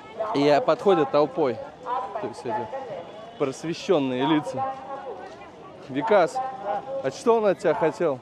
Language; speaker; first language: Russian; native; Russian